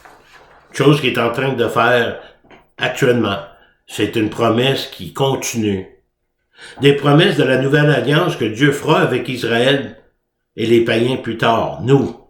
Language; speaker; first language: French; native; French